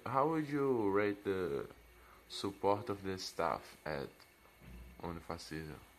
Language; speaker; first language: English; non-native, learner; Portuguese